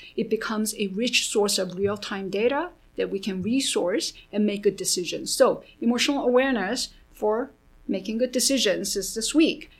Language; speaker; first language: English; early bilingual, other home language; Korean